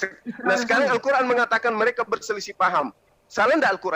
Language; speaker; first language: Indonesian; native; Indonesian